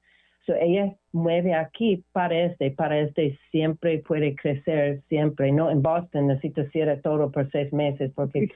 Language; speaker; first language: Spanish; non-native, learner; English